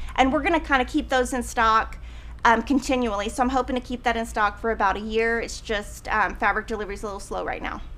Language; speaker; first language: English; native; English